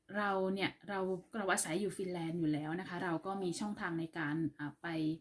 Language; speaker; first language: Thai; native; Thai